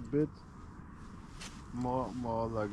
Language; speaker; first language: English; non-native, fluent; German